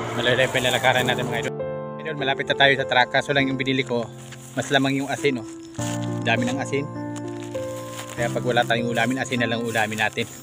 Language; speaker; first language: Filipino; non-native, local second language; Bikol